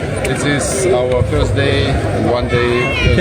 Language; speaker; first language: English; non-native, learner; Russian